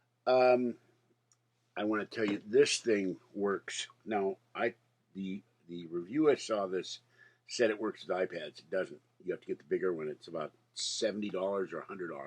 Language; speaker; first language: English; native; English